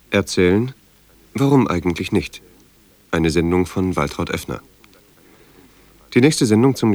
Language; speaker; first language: German; native; German